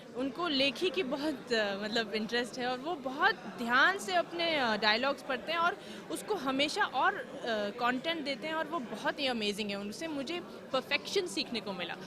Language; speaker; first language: Hindi; early bilingual, heritage; Hindi